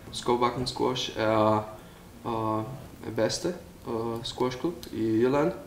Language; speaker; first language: Danish; non-native, learner; Slovak